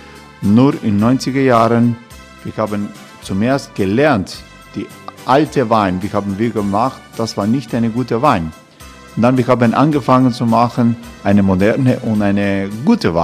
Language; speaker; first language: German; non-native, learner; Croatian